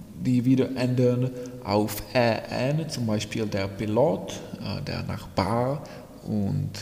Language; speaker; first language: German; non-native, fluent; Czech